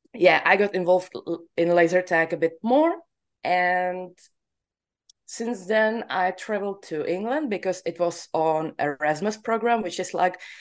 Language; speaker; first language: English; non-native, fluent; Czech